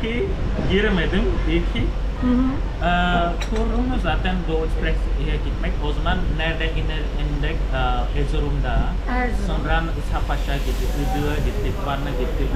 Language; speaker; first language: Turkish; non-native, fluent; Khmer